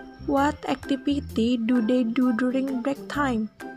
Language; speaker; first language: English; non-native, learner; Indonesian